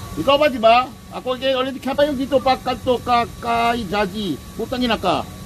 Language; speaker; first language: Filipino; non-native, fluent; Korean